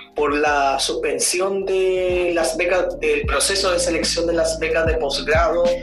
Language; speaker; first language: Spanish; native; Spanish